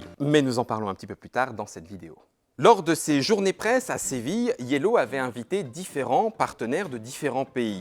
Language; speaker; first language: French; native; French